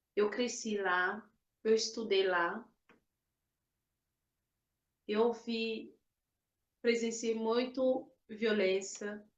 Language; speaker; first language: Portuguese; non-native, fluent; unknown